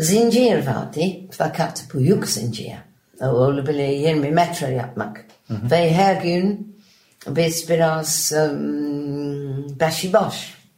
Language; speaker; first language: Turkish; non-native, learner; English